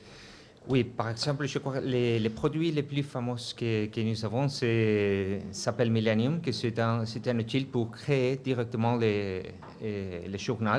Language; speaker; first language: French; non-native, fluent; Spanish